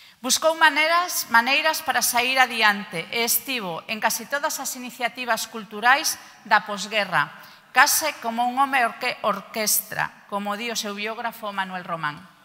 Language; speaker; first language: Galician; native; Galician